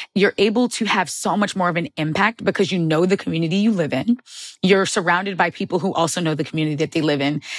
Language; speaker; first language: English; native; English